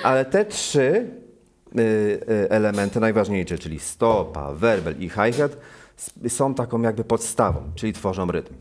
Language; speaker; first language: Polish; native; Polish